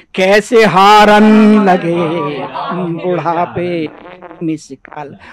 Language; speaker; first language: Hindi; native; Hindi